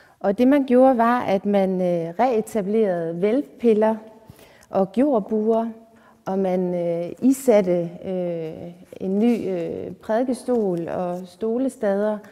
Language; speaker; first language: Danish; native; Danish